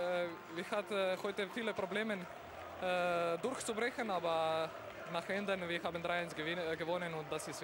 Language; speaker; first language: German; non-native, learner; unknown